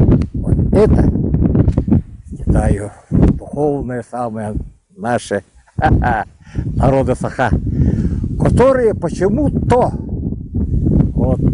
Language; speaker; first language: Russian; non-native, local second language; Yakut